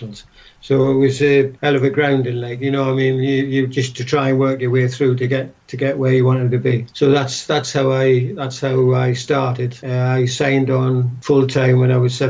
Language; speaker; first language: English; native; English